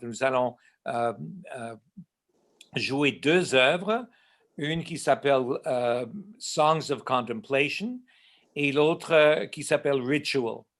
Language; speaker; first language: French; non-native, local second language; English